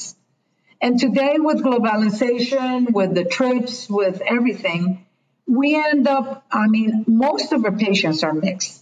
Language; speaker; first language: English; non-native, fluent; Spanish